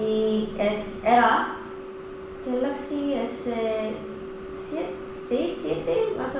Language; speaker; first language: Spanish; non-native, learner; Korean